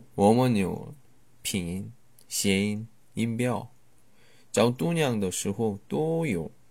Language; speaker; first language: Chinese; non-native, learner; Korean